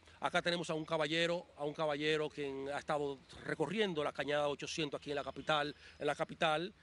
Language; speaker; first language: Spanish; native; Spanish